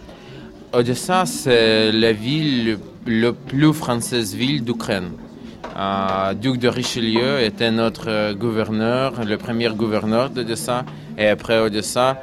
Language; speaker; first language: French; non-native, learner; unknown